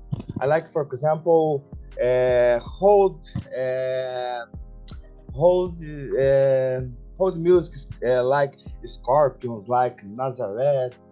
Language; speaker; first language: English; non-native, learner; Portuguese